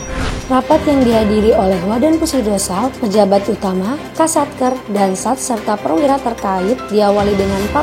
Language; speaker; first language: Indonesian; native; Indonesian